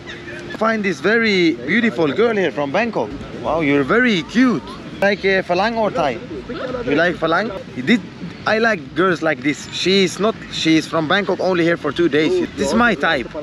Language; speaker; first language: English; non-native, learner; Portuguese